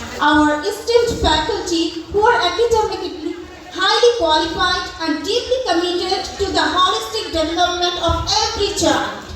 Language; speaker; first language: English; non-native, local second language; Bangla